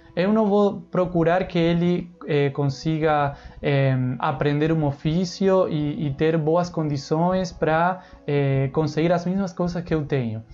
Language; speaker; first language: Portuguese; non-native, fluent; Spanish